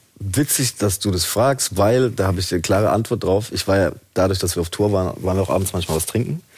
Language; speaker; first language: German; native; German